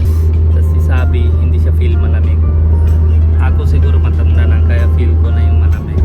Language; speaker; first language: Filipino; non-native, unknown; Punjabi